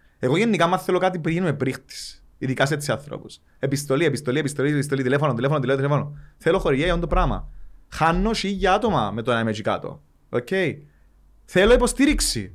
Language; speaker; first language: Greek; native; Greek